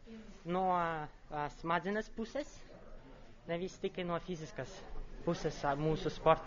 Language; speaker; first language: Latvian; non-native, local second language; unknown